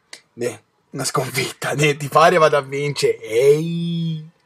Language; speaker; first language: Italian; native; Italian